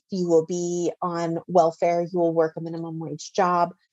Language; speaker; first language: English; native; English